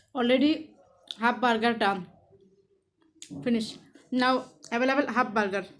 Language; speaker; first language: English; non-native, learner; Bangla